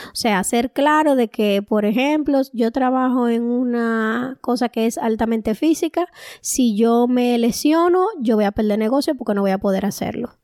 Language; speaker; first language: Spanish; native; Spanish